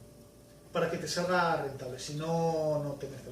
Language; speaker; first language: Spanish; native; Spanish